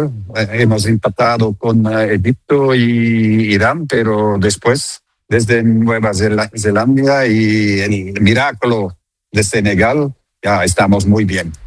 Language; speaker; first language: Spanish; non-native, fluent; Dutch